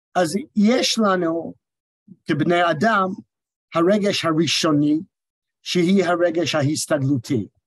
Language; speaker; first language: Hebrew; non-native, fluent; English